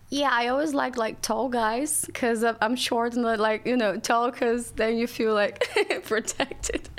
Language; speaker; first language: English; non-native, learner; Portuguese